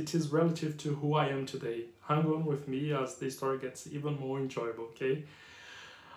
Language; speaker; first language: English; non-native, fluent; Portuguese